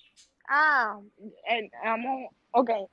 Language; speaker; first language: English; non-native, local second language; Spanish